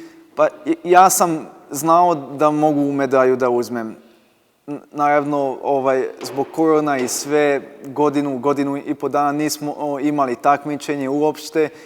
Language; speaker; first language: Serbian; non-native, local second language; Hungarian